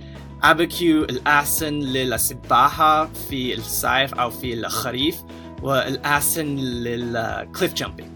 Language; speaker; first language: Arabic; non-native, learner; English